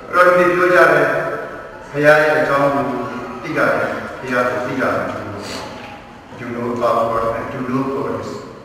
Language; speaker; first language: Burmese; non-native, local second language; Hakha Chin